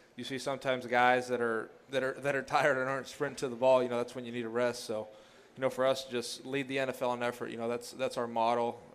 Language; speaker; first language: English; early bilingual, other home language; Greek